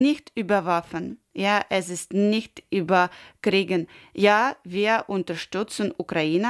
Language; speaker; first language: German; non-native, learner; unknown